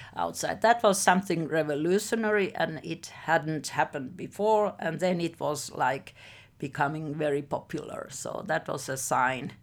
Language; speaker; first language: English; non-native, fluent; Finnish